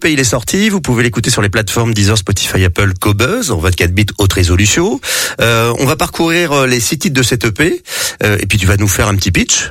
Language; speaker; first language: French; native; French